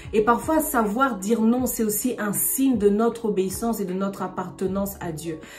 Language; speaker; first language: French; non-native, local second language; Lingala